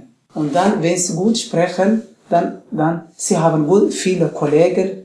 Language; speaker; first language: German; non-native, learner; Tigrinya